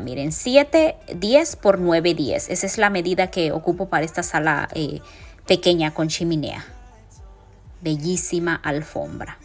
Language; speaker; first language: Spanish; native; Spanish